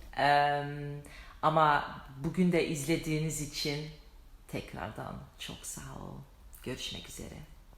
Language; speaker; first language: Turkish; early bilingual, heritage; Turkish